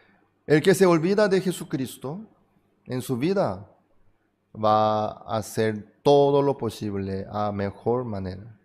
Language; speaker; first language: Spanish; non-native, fluent; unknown